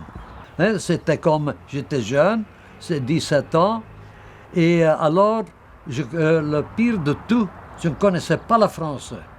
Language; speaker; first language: French; non-native, local second language; Dutch